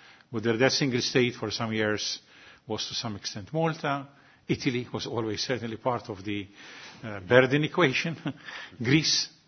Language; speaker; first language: English; non-native, local second language; Maltese